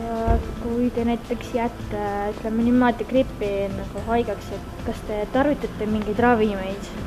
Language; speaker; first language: Estonian; non-native, local second language; Russian